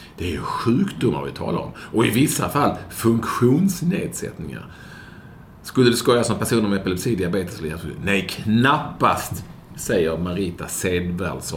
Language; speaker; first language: Swedish; native; Swedish